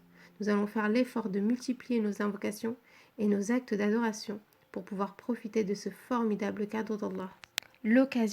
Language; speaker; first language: French; native; French